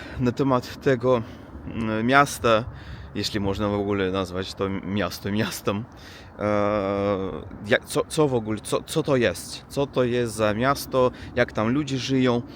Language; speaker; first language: Polish; non-native, learner; Russian